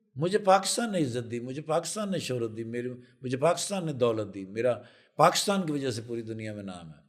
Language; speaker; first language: Urdu; non-native, local second language; Punjabi